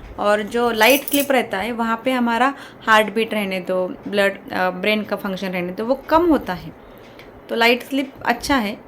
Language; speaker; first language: Hindi; non-native, local second language; Kannada